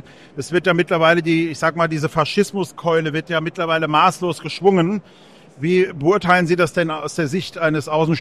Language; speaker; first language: German; native; German